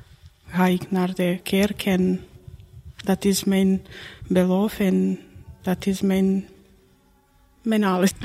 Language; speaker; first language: Dutch; non-native, learner; Croatian